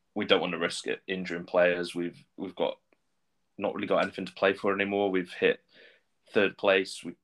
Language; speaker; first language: English; native; English